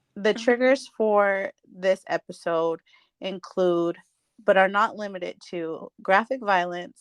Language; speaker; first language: English; native; English